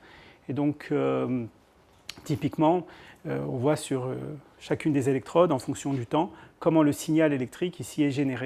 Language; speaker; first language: French; native; French